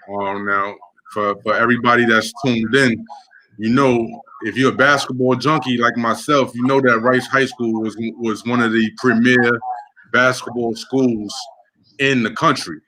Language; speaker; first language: English; native; English